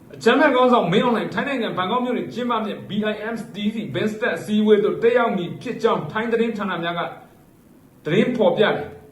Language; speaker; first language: Burmese; native; Burmese